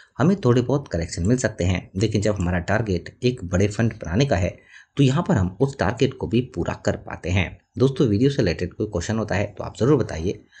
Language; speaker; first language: Hindi; native; Hindi